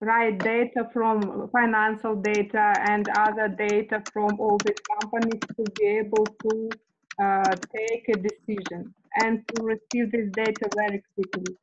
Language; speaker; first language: English; non-native, learner; Russian